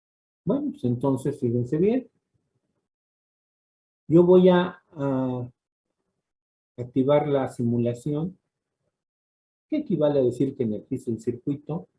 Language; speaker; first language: Spanish; native; Spanish